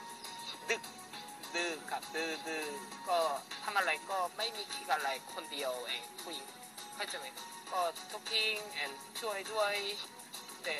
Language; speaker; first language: Thai; non-native, learner; Korean